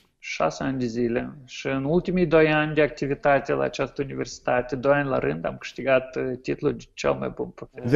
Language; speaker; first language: Romanian; native; Romanian